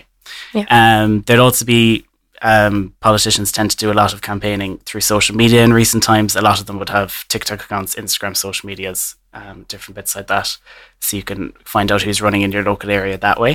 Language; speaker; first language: English; native; English